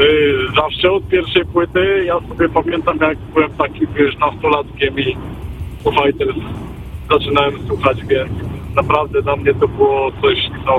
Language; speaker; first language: Polish; native; Polish